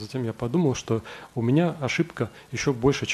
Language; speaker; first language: Russian; native; Russian